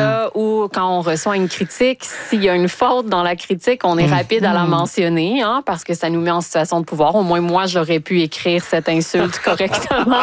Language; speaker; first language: French; native; French